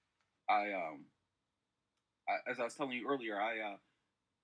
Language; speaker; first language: English; native; English